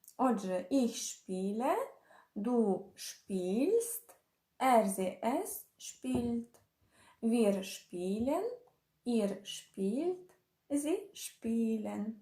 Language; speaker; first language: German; non-native, fluent; Ukrainian